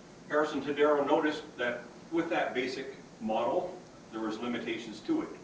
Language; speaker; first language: English; native; English